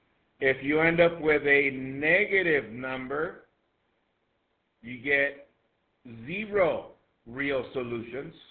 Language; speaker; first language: English; native; English